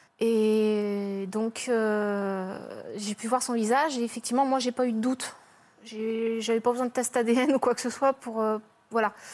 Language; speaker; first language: French; native; French